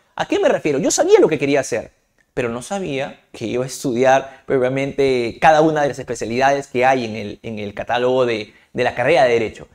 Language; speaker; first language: Spanish; native; Spanish